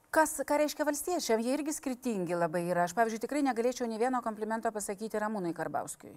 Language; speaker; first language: Lithuanian; native; Lithuanian